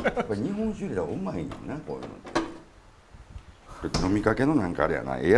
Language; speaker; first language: Japanese; native; Japanese